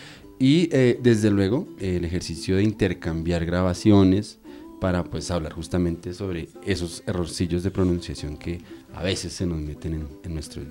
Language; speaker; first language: Spanish; native; Spanish